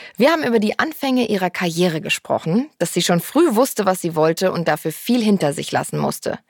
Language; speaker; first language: German; native; German